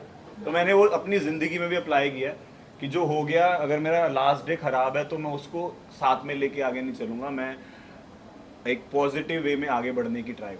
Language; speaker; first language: Hindi; native; Hindi